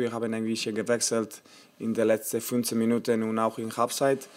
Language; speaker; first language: German; non-native, learner; Spanish